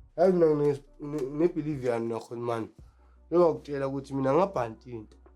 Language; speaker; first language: Zulu; native; Zulu